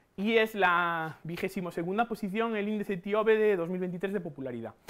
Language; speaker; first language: Spanish; native; Spanish